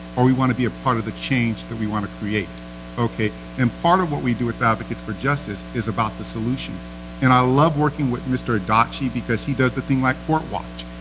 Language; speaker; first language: English; native; English